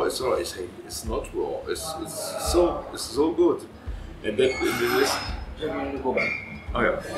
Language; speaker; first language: English; non-native, learner; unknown